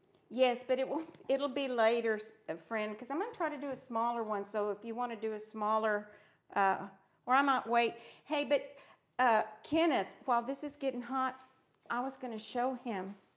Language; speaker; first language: English; early bilingual, other home language; Spanish